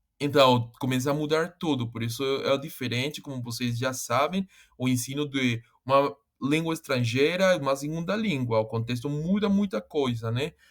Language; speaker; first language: Portuguese; non-native, fluent; Spanish